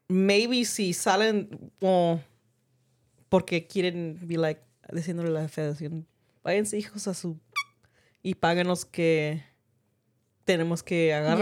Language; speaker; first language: Spanish; early bilingual, heritage; Spanish